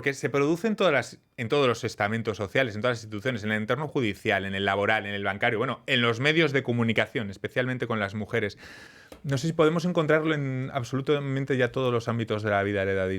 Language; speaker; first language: Spanish; native; Spanish